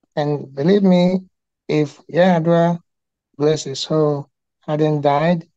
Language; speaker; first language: English; non-native, local second language; Igbo